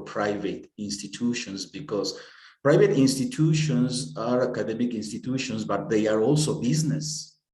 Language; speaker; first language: English; non-native, fluent; Spanish